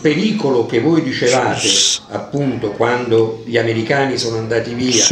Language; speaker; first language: Italian; native; Italian